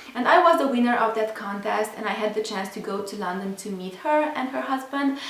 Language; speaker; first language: English; non-native, fluent; Hungarian